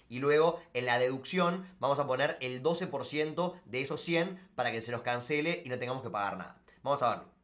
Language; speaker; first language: Spanish; native; Spanish